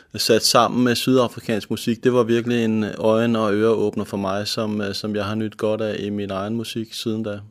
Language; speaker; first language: Danish; native; Danish